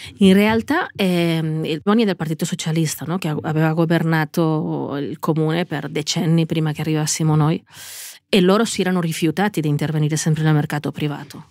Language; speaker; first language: Italian; non-native, fluent; Catalan